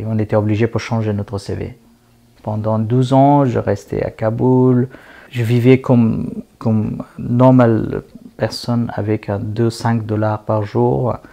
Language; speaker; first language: French; non-native, learner; Persian